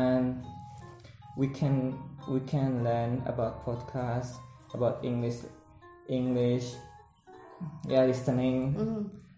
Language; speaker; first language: English; non-native, learner; Indonesian